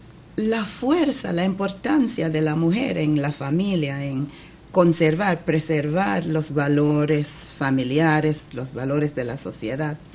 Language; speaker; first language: Spanish; non-native, fluent; English